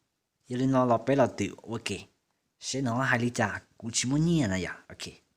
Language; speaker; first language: Chinese; non-native, fluent; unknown